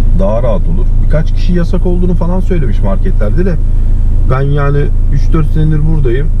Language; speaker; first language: Turkish; native; Turkish